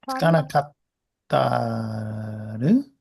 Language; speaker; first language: Japanese; non-native, learner; English